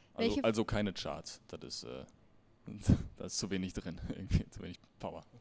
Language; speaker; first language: German; native; German